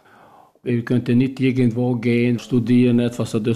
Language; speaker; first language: German; non-native, learner; Albanian